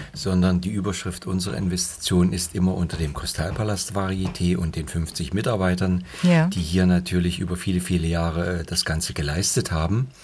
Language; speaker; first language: German; native; German